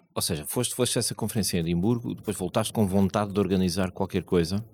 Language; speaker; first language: Portuguese; native; Portuguese